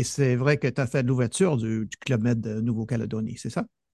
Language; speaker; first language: French; non-native, fluent; English